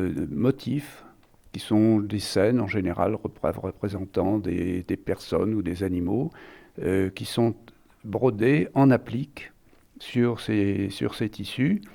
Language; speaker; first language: French; native; French